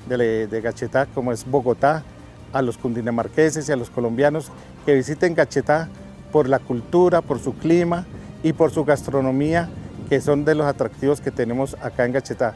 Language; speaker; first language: Spanish; native; Spanish